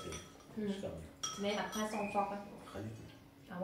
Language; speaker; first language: French; non-native, learner; Vietnamese